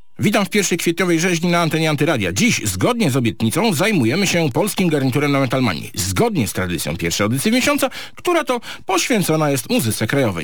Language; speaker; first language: Polish; native; Polish